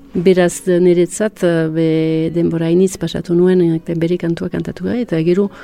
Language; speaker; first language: Basque; native; Basque